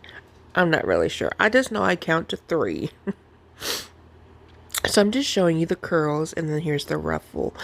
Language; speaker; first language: English; native; English